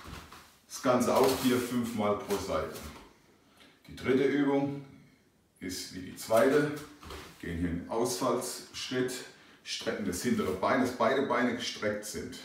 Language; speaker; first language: German; native; German